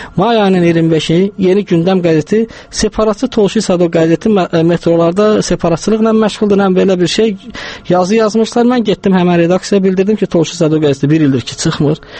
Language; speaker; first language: Azerbaijani; non-native, local second language; Talysh